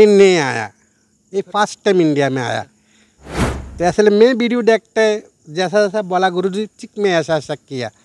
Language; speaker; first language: Hindi; non-native, learner; Bangla